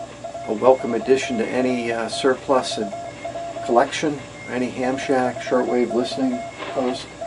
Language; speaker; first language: English; native; English